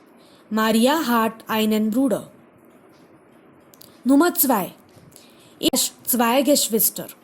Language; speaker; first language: German; non-native, fluent; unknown